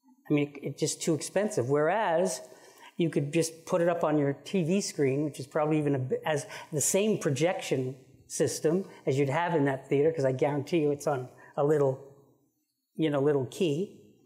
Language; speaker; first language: English; native; English